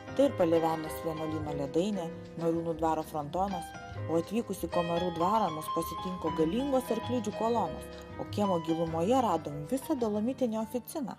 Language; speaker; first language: Lithuanian; native; Lithuanian